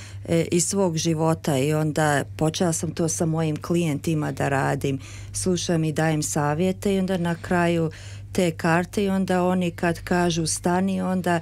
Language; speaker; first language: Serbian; early bilingual, heritage; Serbian